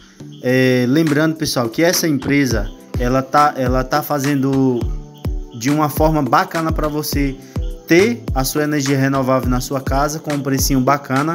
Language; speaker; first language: Portuguese; native; Portuguese